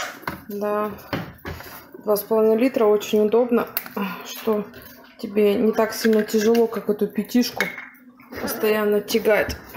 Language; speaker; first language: Russian; native; Russian